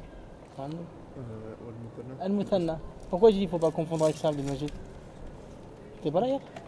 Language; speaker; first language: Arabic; non-native, fluent; French